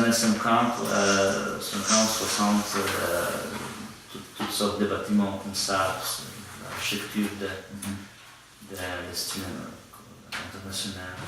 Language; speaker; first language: French; non-native, fluent; Polish